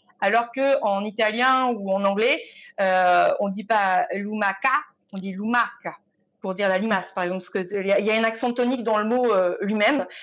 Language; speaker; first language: French; native; French